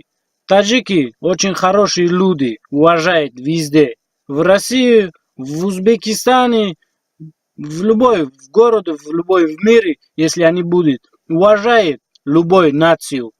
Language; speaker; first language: Russian; non-native, learner; Tajik